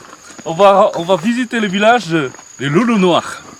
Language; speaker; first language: French; non-native, fluent; Vietnamese